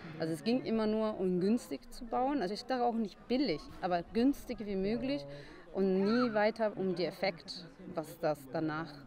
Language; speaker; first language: German; non-native, fluent; Italian